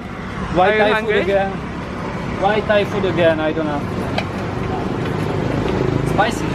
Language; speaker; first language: English; non-native, learner; Czech